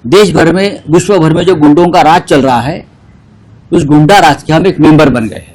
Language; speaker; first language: Hindi; non-native, local second language; Marathi